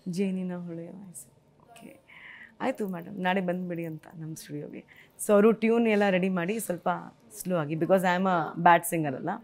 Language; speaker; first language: Kannada; non-native, local second language; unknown